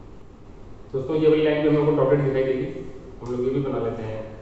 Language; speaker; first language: Hindi; native; Hindi